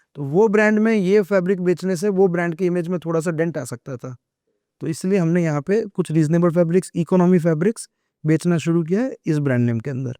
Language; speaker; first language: Hindi; non-native, local second language; Gujarati